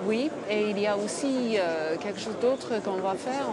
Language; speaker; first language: French; non-native, fluent; English